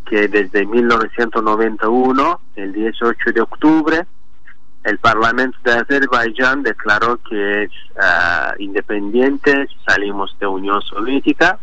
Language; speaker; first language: Spanish; non-native, learner; Azerbaijani